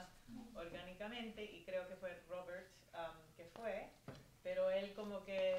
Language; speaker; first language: Spanish; early bilingual, heritage; Spanish